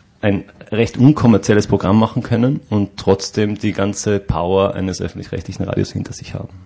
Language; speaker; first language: German; native; German